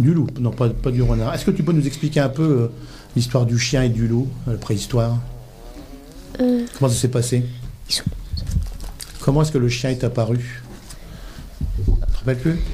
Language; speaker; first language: French; native; French